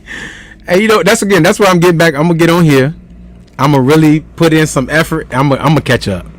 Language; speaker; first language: English; native; English